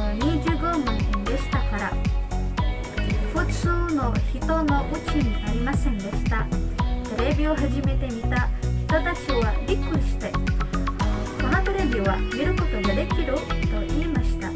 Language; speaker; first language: Japanese; non-native, learner; Indonesian